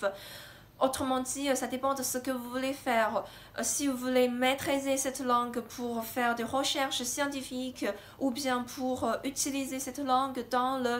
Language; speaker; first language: French; non-native, fluent; Chinese